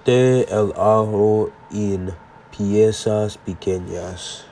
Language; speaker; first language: Spanish; non-native, learner; English